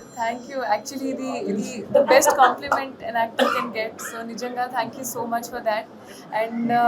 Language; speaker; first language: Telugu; non-native, fluent; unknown